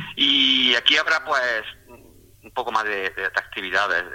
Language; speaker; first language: Spanish; native; Spanish